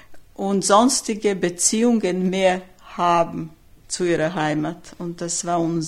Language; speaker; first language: German; non-native, fluent; Serbian